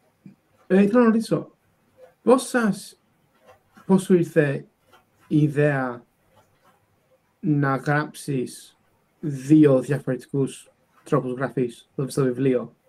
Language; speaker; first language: Greek; early bilingual, other home language; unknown